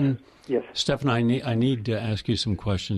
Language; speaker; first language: English; native; English